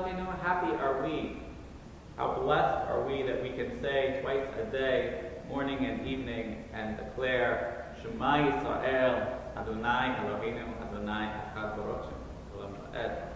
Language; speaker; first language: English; native; English